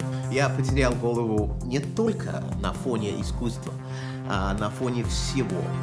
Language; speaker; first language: Russian; non-native, fluent; English